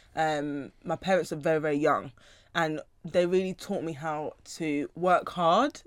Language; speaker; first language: English; native; English